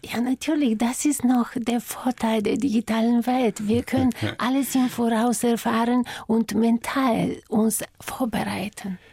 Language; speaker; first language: German; non-native, fluent; Bulgarian